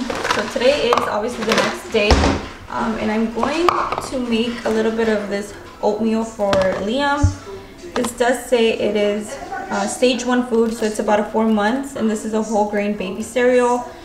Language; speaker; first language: English; early bilingual, other home language; Spanish